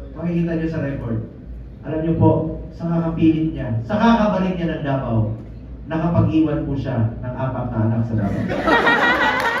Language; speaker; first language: Filipino; non-native, local second language; Cebuano